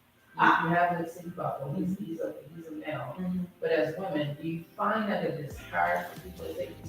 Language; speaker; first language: English; native; English